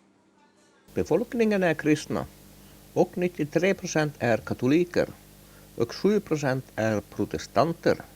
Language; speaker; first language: Swedish; native; Swedish